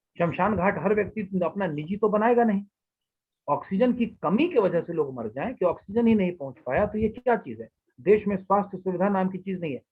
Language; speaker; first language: Hindi; native; Hindi